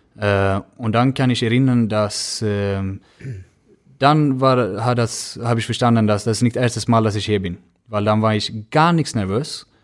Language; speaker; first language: German; non-native, fluent; Swedish